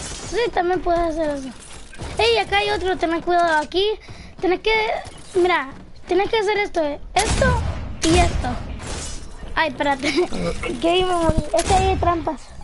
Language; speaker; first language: Spanish; early bilingual, heritage; Spanish